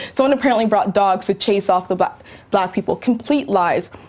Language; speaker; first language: English; native; English